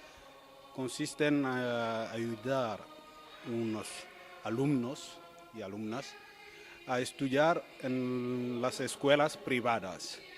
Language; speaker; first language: Spanish; non-native, fluent; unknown